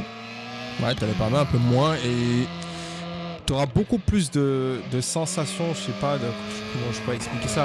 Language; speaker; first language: French; native; French